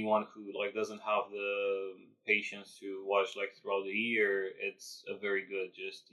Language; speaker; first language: English; non-native, fluent; Romanian